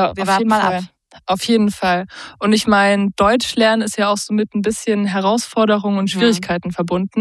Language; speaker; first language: German; native; German